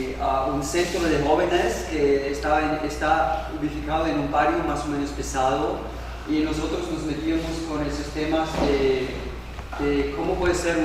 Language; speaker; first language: Spanish; non-native, learner; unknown